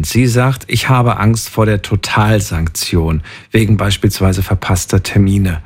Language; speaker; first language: German; native; German